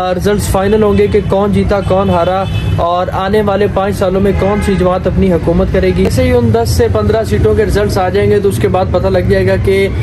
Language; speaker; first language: Urdu; non-native, local second language; Punjabi